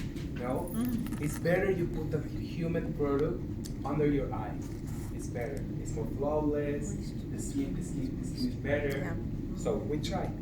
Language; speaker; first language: English; non-native, learner; Spanish